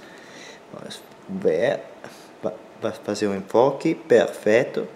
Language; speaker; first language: Portuguese; non-native, learner; Spanish